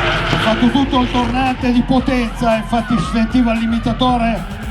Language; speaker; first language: Italian; native; Italian